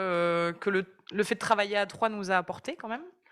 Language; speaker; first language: French; native; French